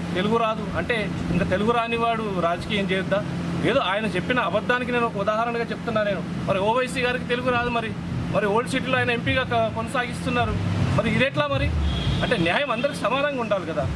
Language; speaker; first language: Telugu; native; Telugu